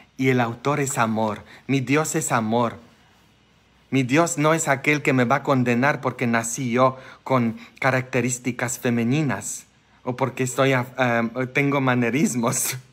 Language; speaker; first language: Spanish; non-native, fluent; Polish